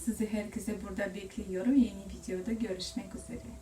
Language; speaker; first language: Turkish; non-native, learner; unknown